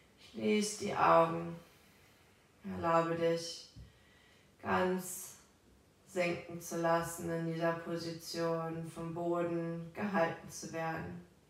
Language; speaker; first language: German; native; German